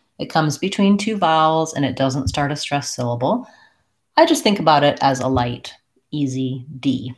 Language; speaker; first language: English; native; English